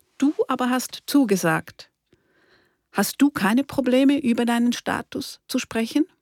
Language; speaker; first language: German; native; German